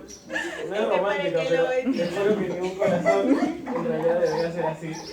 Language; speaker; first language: Spanish; native; Spanish